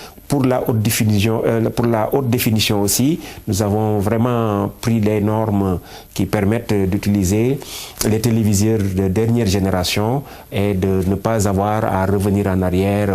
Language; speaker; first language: French; non-native, local second language; Wolof